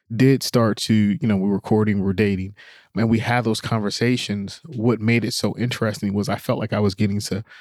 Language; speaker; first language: English; native; English